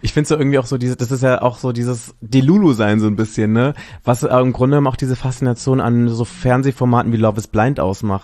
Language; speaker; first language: German; native; German